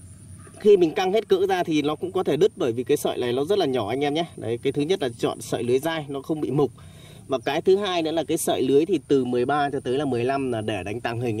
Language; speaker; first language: Vietnamese; native; Vietnamese